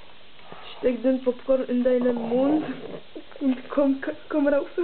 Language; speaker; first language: German; non-native, learner; Czech